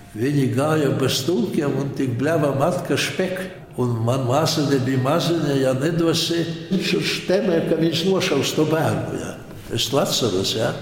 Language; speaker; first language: Latvian; non-native, local second language; Polish